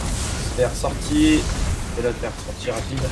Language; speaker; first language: French; native; French